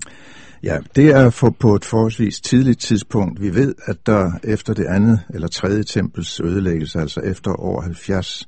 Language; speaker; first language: Danish; native; Danish